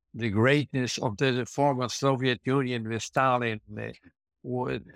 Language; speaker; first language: English; non-native, fluent; Dutch